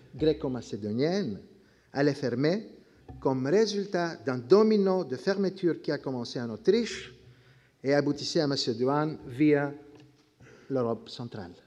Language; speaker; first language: French; non-native, fluent; Greek